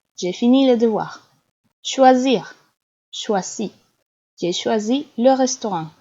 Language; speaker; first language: French; non-native, fluent; Spanish